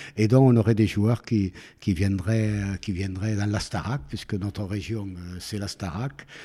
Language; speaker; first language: French; native; French